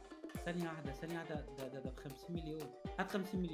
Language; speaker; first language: Arabic; native; Arabic